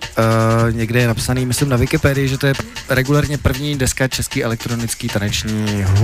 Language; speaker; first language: Czech; native; Czech